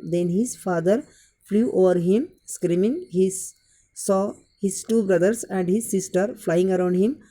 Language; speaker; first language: English; non-native, local second language; Marathi